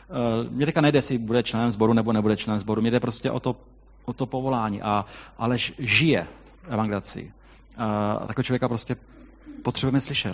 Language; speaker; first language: Czech; native; Czech